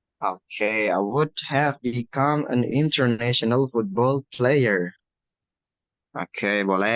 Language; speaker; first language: English; non-native, fluent; Indonesian